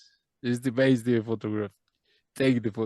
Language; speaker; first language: English; non-native, learner; Spanish